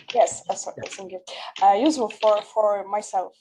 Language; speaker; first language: English; non-native, learner; Russian